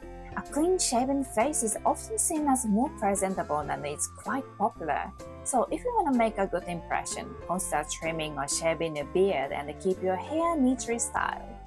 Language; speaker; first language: English; non-native, fluent; Japanese